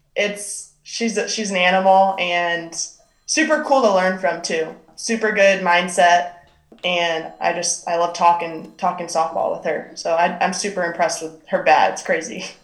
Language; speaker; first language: English; native; English